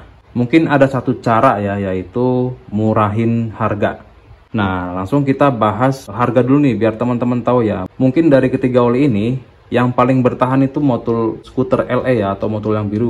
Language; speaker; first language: Indonesian; non-native, local second language; Sundanese